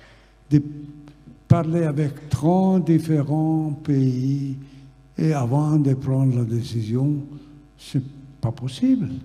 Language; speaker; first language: French; non-native, fluent; Italian